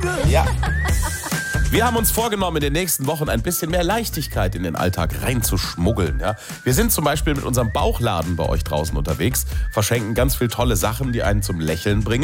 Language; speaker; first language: German; native; German